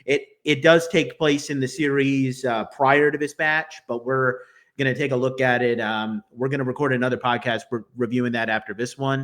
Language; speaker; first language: English; native; English